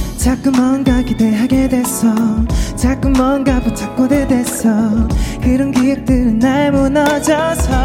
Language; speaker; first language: Korean; native; Korean